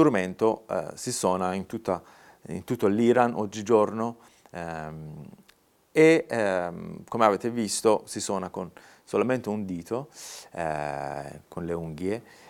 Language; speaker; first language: Italian; non-native, fluent; Persian